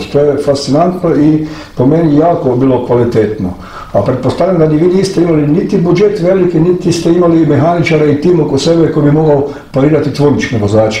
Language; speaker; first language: Croatian; native; Croatian